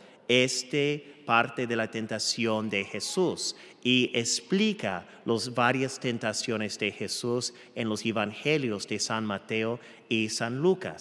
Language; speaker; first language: Spanish; non-native, fluent; English